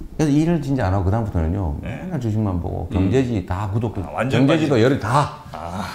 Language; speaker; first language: Korean; native; Korean